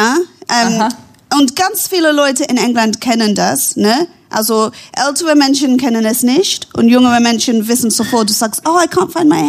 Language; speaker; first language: German; non-native, fluent; English